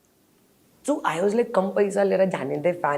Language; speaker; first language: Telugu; non-native, learner; Hindi